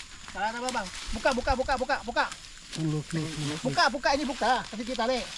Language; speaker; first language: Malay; non-native, local second language; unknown